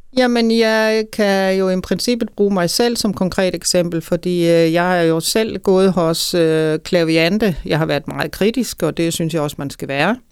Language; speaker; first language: Danish; native; Danish